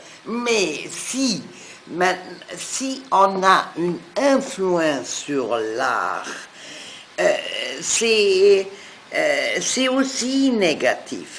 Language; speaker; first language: French; non-native, fluent; German